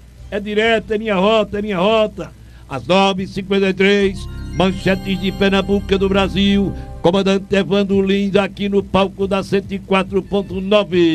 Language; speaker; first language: Portuguese; native; Portuguese